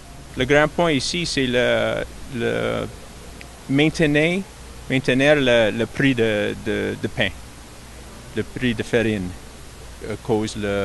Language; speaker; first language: French; non-native, learner; English